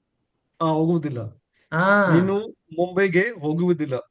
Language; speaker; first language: Kannada; non-native, learner; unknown